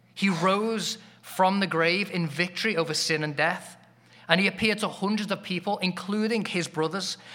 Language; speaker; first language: English; native; English